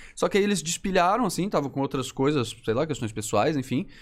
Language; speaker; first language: Portuguese; native; Portuguese